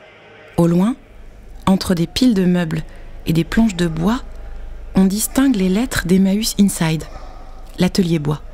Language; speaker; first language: French; native; French